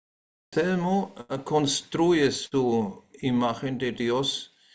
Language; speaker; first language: Spanish; non-native, fluent; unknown